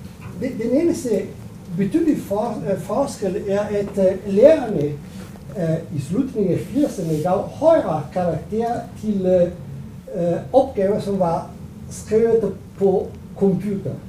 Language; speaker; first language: Danish; non-native, fluent; Italian